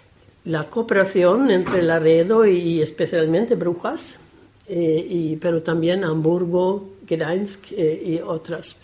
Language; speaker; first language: Spanish; non-native, fluent; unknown